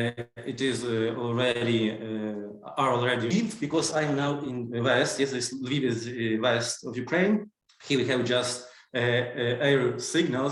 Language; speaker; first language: English; non-native, learner; Ukrainian